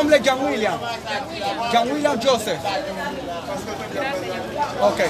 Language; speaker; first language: Spanish; non-native, learner; Haitian Creole